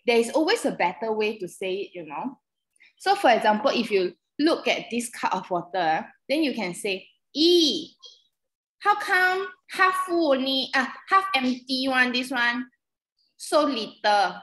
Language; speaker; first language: English; non-native, local second language; Chinese